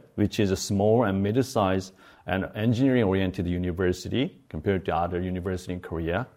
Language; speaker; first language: English; non-native, fluent; Korean